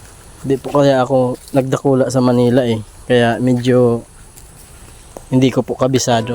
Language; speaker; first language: Filipino; non-native, local second language; Bikol